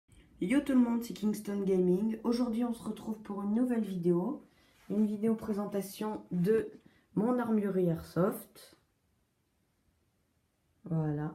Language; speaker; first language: French; native; French